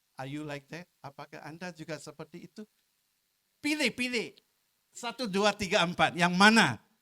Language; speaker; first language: Malay; non-native, local second language; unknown